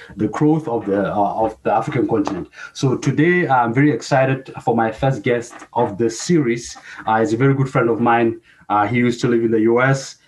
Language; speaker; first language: English; non-native, local second language; Southern Sotho